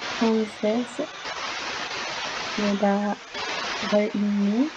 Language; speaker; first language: French; non-native, learner; Spanish